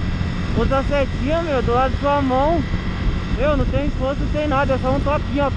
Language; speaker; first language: Portuguese; native; Portuguese